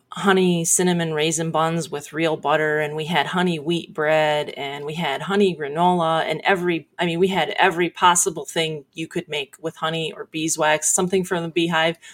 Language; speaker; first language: English; native; English